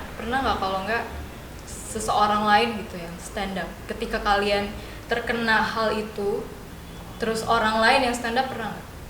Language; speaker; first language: Indonesian; native; Indonesian